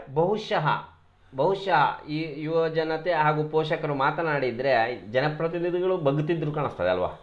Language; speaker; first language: Kannada; native; Kannada